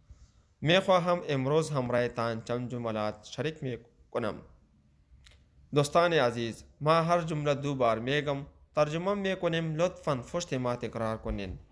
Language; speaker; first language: Persian; non-native, local second language; Pashto